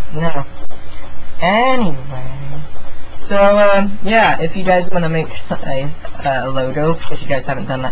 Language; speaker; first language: English; native; English